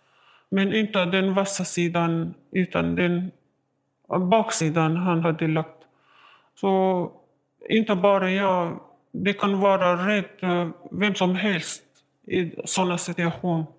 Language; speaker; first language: Swedish; non-native, learner; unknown